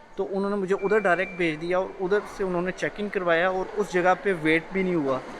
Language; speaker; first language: Urdu; non-native, local second language; Punjabi